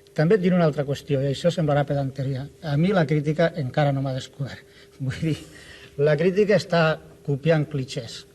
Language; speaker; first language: Catalan; non-native, local second language; Spanish